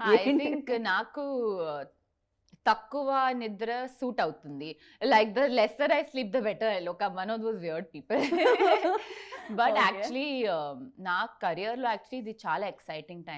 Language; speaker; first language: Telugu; non-native, learner; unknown